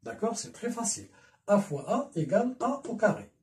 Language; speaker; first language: French; non-native, local second language; Arabic